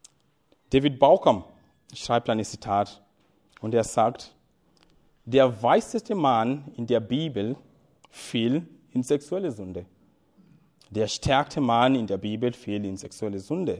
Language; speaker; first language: German; non-native, fluent; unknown